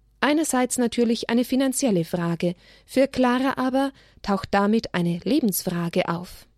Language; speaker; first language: German; native; German